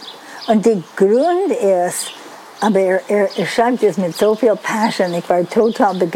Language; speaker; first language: German; non-native, fluent; English